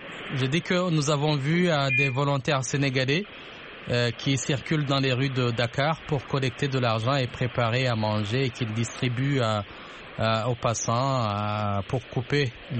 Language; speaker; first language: French; non-native, local second language; Rundi